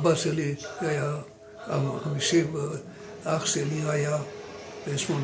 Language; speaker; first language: Hebrew; non-native, fluent; Romanian